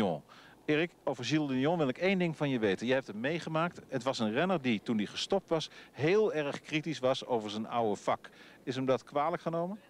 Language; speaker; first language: Dutch; native; Dutch